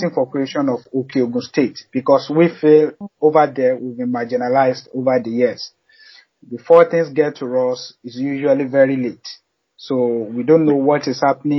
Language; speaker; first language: English; non-native, local second language; Yoruba